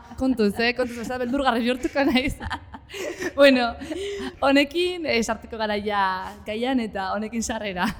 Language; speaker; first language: Basque; native; Basque